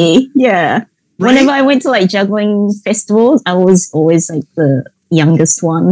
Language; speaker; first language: English; native; English